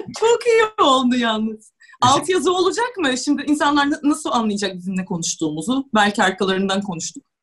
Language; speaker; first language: Turkish; non-native, fluent; Russian